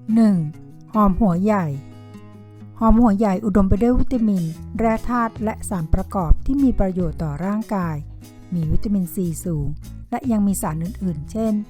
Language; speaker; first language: Thai; native; Thai